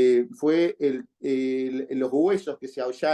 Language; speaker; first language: Spanish; native; Spanish